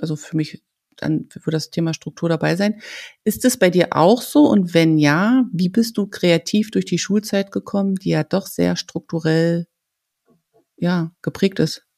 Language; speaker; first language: German; native; German